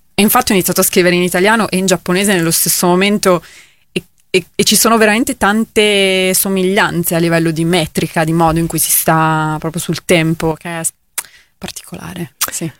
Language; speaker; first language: Italian; native; Italian